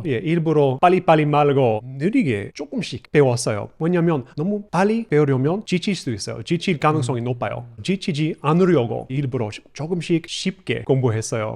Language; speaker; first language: Korean; non-native, fluent; English